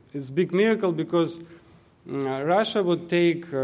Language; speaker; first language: English; non-native, fluent; Russian